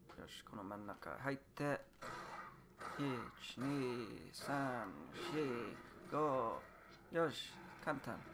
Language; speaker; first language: Japanese; non-native, learner; English